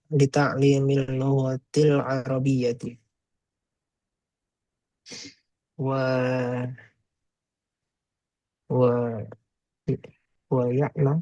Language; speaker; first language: Arabic; non-native, learner; Indonesian